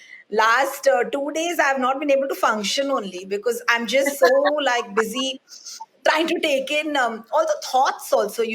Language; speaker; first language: English; non-native, local second language; Hindi